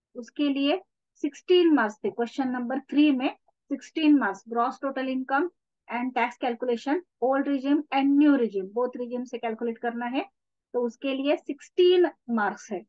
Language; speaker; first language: Hindi; non-native, local second language; Marathi